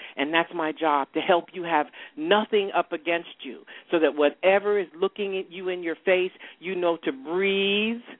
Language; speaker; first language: English; native; English